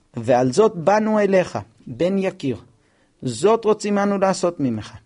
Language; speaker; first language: Hebrew; non-native, fluent; English